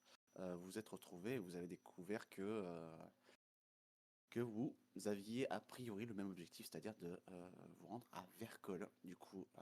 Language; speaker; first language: French; native; French